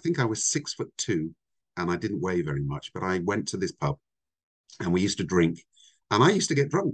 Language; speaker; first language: English; native; English